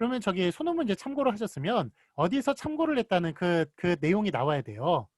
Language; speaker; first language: Korean; native; Korean